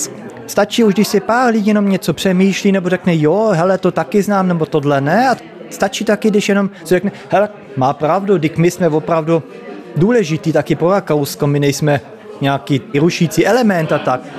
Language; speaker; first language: Czech; early bilingual, heritage; Czech